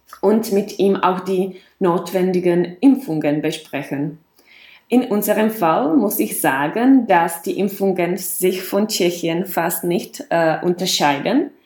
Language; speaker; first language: German; non-native, fluent; Czech